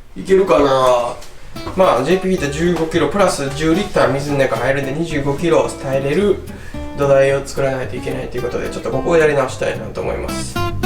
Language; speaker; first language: Japanese; native; Japanese